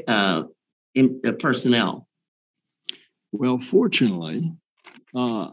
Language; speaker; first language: English; native; English